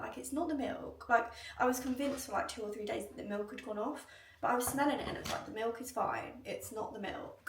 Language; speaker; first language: English; native; English